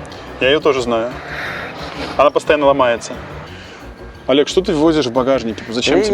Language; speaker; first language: Russian; native; Russian